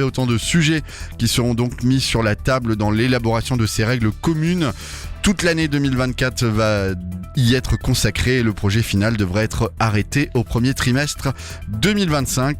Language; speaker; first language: French; native; French